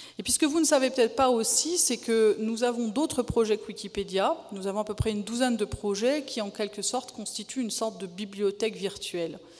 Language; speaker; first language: French; native; French